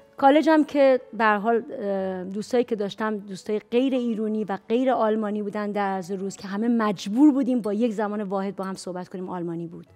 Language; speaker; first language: Persian; native; Persian